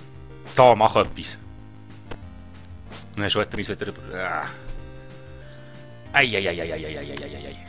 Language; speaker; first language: German; native; German